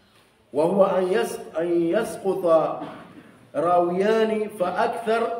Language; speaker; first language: Arabic; non-native, fluent; Swahili